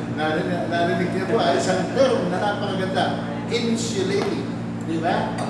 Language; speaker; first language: Filipino; native; Filipino